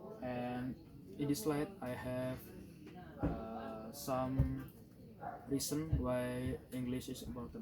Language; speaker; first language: English; non-native, learner; Indonesian